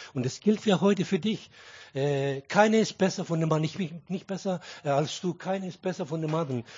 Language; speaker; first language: German; early bilingual, other home language; Greek